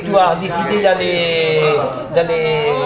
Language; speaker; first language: French; non-native, fluent; Italian